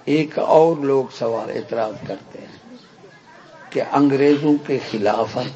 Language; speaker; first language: Urdu; non-native, local second language; Punjabi